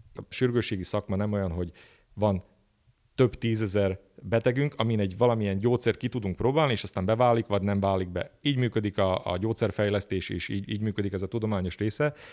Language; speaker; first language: Hungarian; native; Hungarian